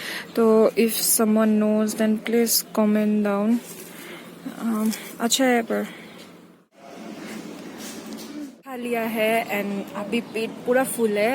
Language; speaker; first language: Hindi; non-native, local second language; Assamese